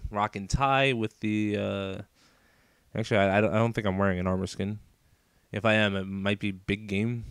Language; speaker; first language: English; native; English